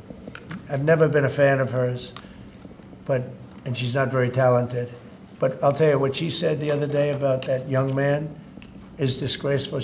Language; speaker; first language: English; native; English